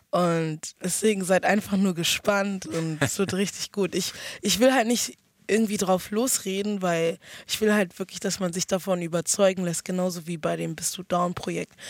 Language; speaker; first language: German; early bilingual, other home language; Akan